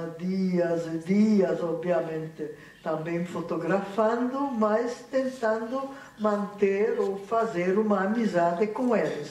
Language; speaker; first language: Portuguese; non-native, fluent; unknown